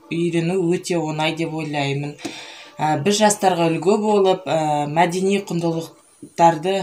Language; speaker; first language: Kazakh; non-native, local second language; Russian